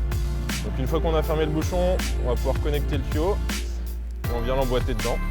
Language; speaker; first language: French; native; French